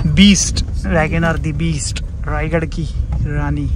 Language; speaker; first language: Hindi; non-native, local second language; Marathi